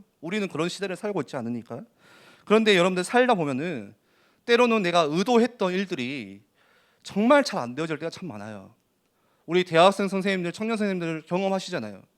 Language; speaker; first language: Korean; native; Korean